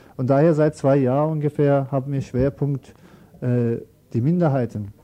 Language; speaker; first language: German; non-native, learner; Turkish